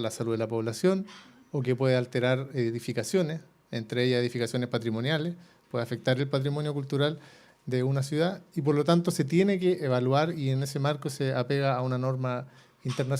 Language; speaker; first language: Spanish; native; Spanish